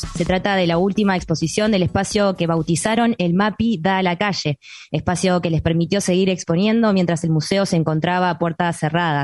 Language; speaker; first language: Spanish; native; Spanish